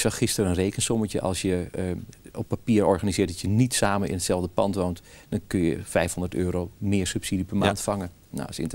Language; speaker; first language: Dutch; native; Dutch